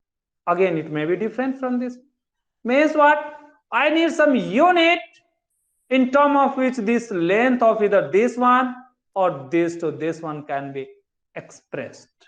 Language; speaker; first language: English; non-native, local second language; Hindi